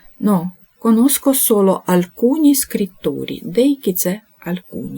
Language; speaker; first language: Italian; non-native, fluent; Ukrainian